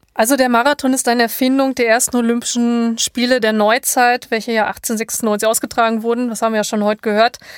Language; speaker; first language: German; native; German